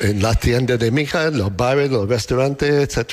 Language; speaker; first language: Spanish; non-native, fluent; English